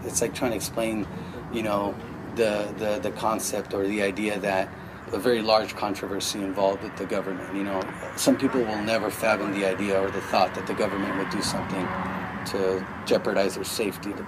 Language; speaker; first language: English; native; English